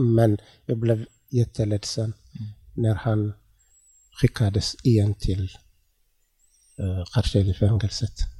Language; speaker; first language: Swedish; non-native, learner; Tigrinya